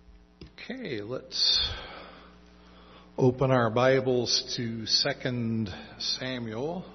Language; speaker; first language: English; native; English